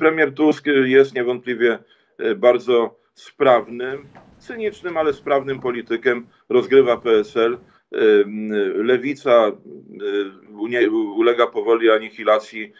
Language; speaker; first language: Polish; native; Polish